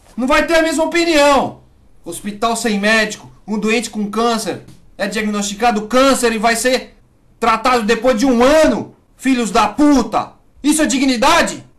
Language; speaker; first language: Portuguese; native; Portuguese